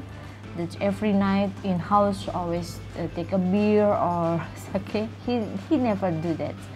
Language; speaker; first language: English; non-native, learner; Indonesian